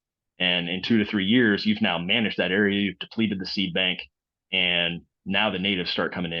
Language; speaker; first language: English; native; English